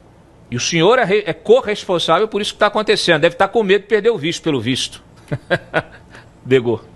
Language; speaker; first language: Portuguese; native; Portuguese